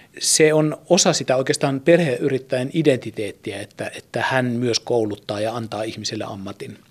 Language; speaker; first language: Finnish; early bilingual, heritage; German